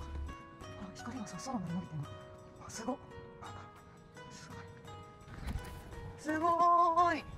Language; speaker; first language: Japanese; native; Japanese